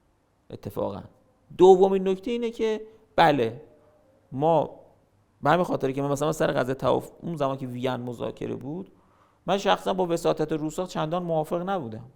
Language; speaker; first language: Persian; native; Persian